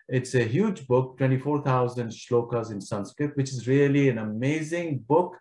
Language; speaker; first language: English; non-native, local second language; Kashmiri